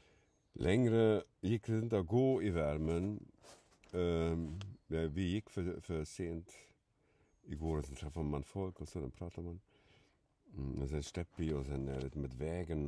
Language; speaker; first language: Swedish; non-native, fluent; German